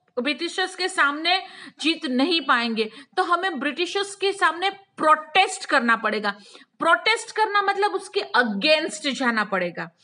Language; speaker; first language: Hindi; non-native, local second language; Gujarati